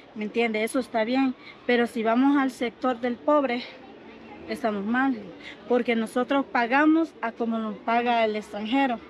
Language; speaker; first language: Spanish; native; Spanish